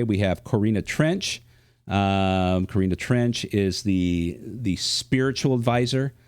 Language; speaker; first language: English; native; English